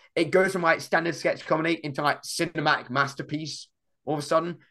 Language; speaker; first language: English; native; English